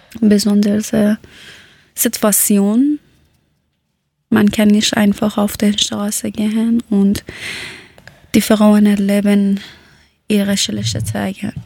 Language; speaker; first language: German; non-native, learner; Persian